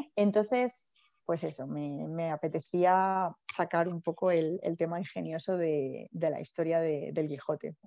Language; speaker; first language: Spanish; native; Spanish